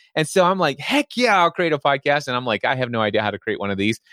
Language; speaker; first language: English; native; English